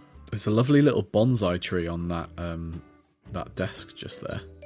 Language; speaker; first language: English; native; English